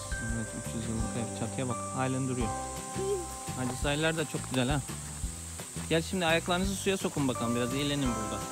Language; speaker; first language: Turkish; native; Turkish